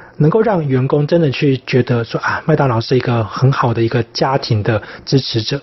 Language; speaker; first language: Chinese; native; Chinese